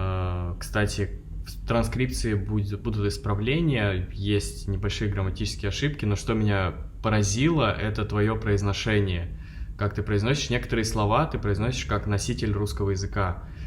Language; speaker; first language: Russian; native; Russian